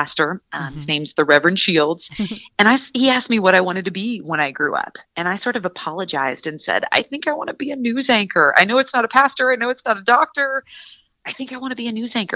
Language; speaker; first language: English; native; English